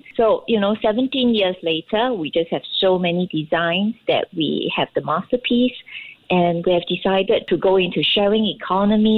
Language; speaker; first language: English; non-native, local second language; Cantonese